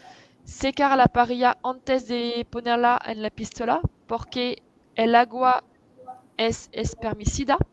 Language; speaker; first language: Spanish; non-native, fluent; French